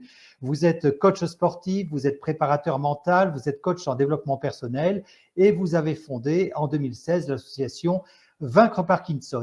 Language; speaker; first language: French; native; French